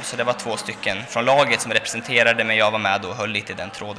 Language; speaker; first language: Swedish; native; Swedish